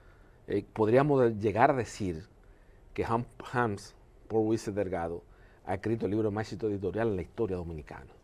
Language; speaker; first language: Spanish; native; Spanish